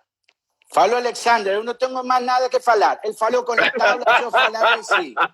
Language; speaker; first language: Portuguese; non-native, learner; Spanish